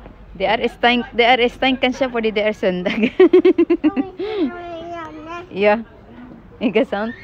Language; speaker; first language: Norwegian; non-native, learner; Filipino